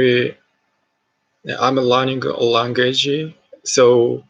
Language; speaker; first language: English; non-native, learner; Japanese